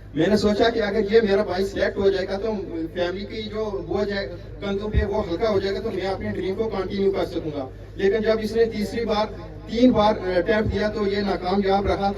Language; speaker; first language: Hindi; non-native, local second language; Punjabi